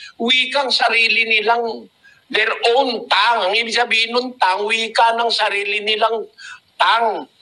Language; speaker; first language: Filipino; native; Filipino